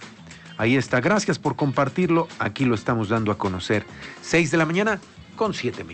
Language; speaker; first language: Spanish; native; Spanish